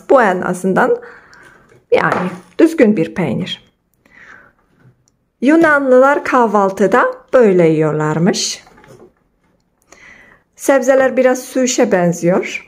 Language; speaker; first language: Turkish; non-native, fluent; Polish